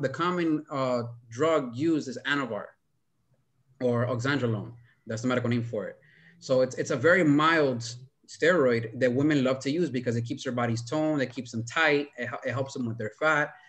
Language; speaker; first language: English; early bilingual, other home language; Spanish